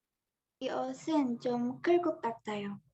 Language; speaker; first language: Korean; non-native, learner; Indonesian